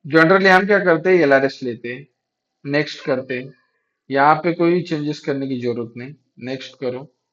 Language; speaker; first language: Hindi; non-native, local second language; Marathi